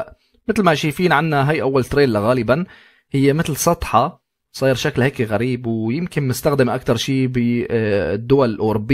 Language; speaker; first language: Arabic; native; Arabic